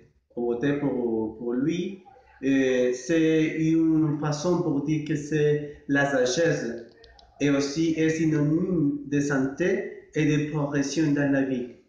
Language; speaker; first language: French; non-native, learner; Spanish